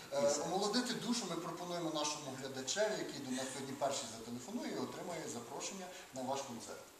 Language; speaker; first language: Ukrainian; native; Ukrainian